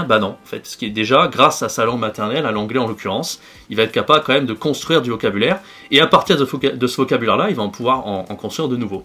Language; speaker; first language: French; native; French